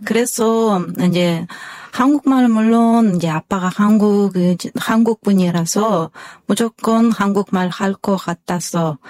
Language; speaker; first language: Korean; non-native, fluent; Kyrgyz